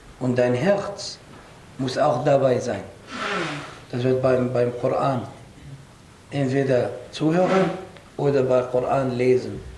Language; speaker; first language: German; non-native, fluent; Arabic